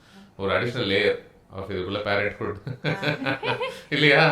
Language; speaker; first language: Tamil; native; Tamil